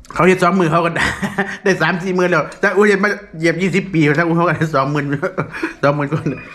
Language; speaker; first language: Thai; native; Thai